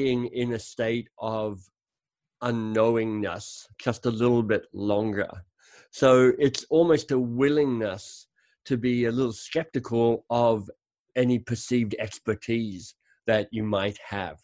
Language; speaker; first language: English; native; English